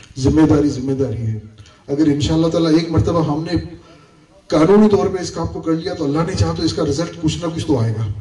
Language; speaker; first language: Urdu; non-native, local second language; Memoni